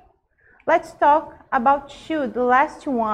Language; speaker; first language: English; non-native, fluent; Portuguese